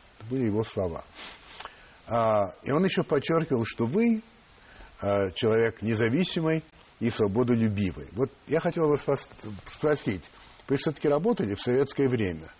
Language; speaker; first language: Russian; non-native, fluent; French